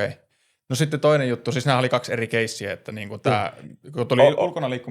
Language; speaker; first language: Finnish; native; Finnish